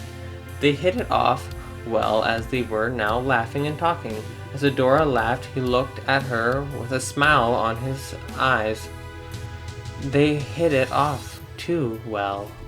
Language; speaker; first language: English; native; English